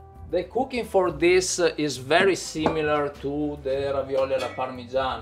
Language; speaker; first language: English; non-native, fluent; Italian